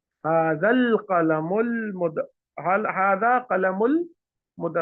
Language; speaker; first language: Arabic; non-native, fluent; Urdu